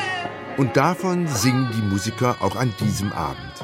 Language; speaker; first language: German; native; German